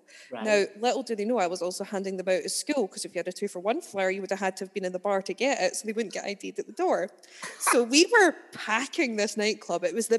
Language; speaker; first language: English; native; English